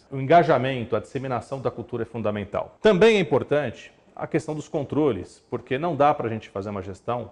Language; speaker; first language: Portuguese; native; Portuguese